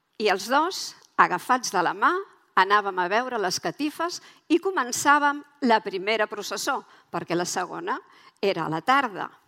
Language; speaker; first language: Catalan; native; Catalan